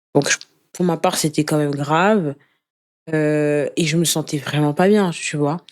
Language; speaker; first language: French; early bilingual, other home language; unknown